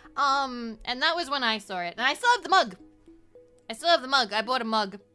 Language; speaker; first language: English; native; English